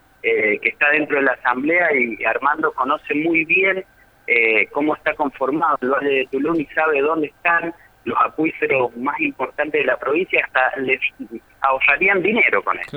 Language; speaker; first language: Spanish; native; Spanish